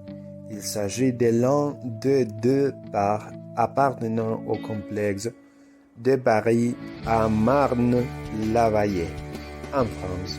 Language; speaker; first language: French; non-native, learner; Spanish